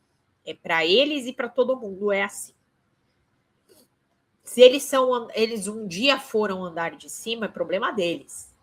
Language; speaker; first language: Portuguese; native; Portuguese